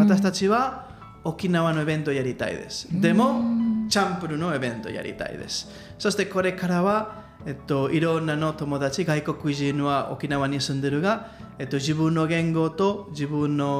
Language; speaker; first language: Japanese; non-native, learner; Catalan